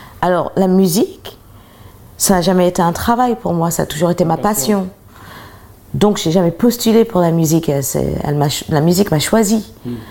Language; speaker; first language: French; early bilingual, other home language; English